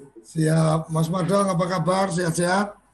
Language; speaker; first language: Malay; native; Malay